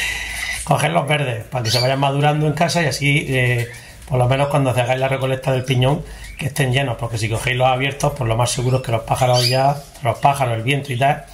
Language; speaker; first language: Spanish; native; Spanish